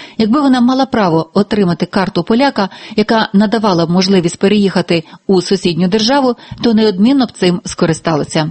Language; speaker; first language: Ukrainian; native; Ukrainian